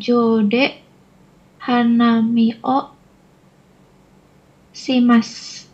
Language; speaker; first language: Japanese; non-native, learner; Indonesian